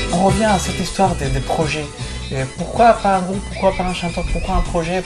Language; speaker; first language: French; non-native, fluent; Spanish